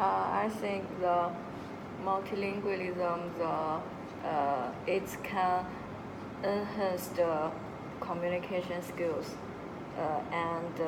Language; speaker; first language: English; non-native, local second language; Chinese